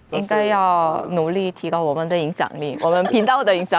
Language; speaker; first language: Chinese; non-native, fluent; Korean